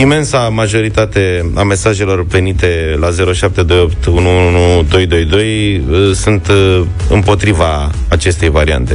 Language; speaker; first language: Romanian; native; Romanian